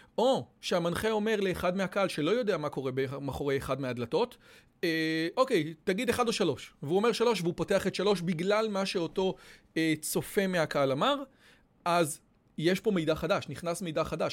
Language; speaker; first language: Hebrew; native; Hebrew